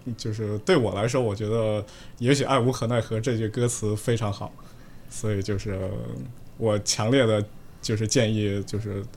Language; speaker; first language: Chinese; native; Chinese